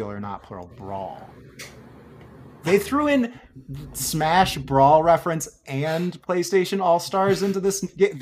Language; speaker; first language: English; native; English